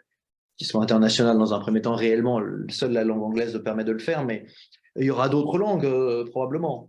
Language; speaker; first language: French; native; French